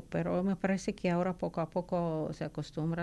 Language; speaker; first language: Spanish; non-native, learner; Ukrainian